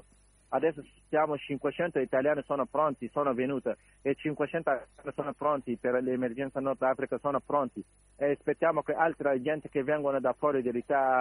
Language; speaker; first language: Italian; non-native, learner; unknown